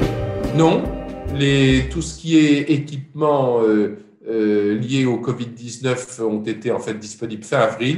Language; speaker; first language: French; native; French